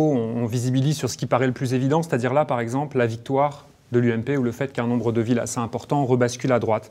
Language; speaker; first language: French; native; French